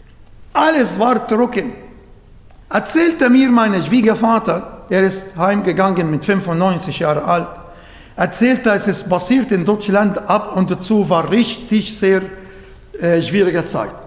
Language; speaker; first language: German; non-native, fluent; Arabic